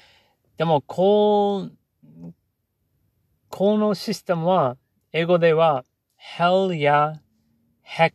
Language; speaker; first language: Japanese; non-native, learner; English